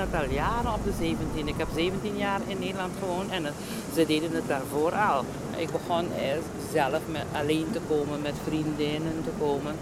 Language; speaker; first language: Dutch; non-native, local second language; Papiamento